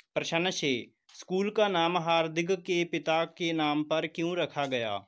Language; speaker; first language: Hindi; non-native, local second language; Punjabi